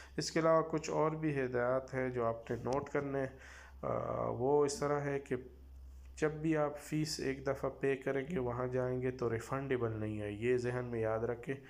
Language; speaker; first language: Urdu; non-native, local second language; Pashto